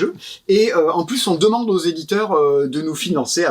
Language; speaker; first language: French; native; French